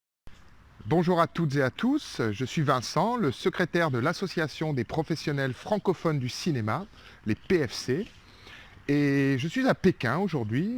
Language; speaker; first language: French; native; French